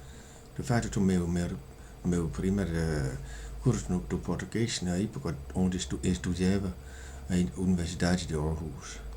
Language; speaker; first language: Portuguese; non-native, learner; Danish